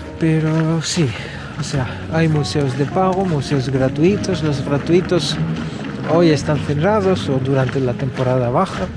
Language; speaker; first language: Spanish; non-native, fluent; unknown